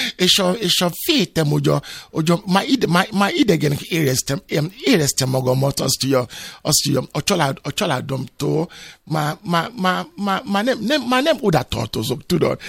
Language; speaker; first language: Hungarian; non-native, fluent; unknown